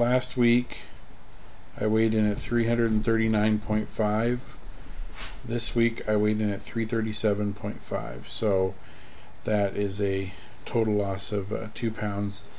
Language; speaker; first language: English; native; English